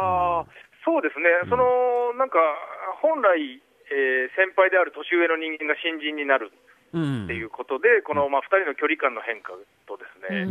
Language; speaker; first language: Japanese; native; Japanese